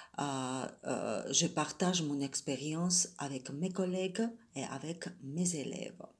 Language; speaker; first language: French; non-native, fluent; Georgian